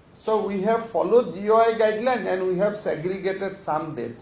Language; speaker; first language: English; non-native, local second language; Assamese